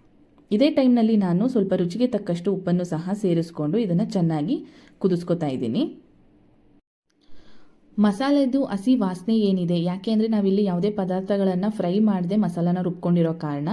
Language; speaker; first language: Kannada; native; Kannada